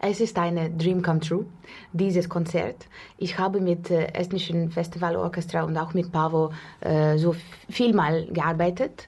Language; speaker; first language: German; non-native, fluent; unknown